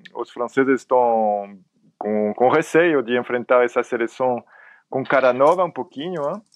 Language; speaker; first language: Portuguese; non-native, fluent; French